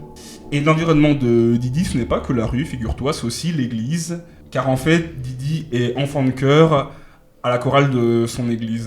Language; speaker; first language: French; native; French